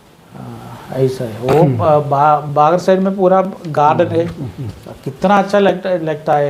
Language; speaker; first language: Hindi; non-native, local second language; Malayalam